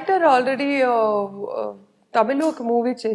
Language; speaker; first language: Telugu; non-native, learner; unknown